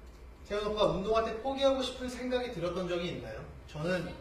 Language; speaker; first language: Korean; native; Korean